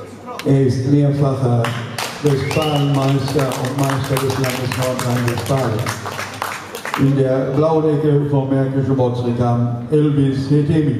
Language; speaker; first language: German; native; German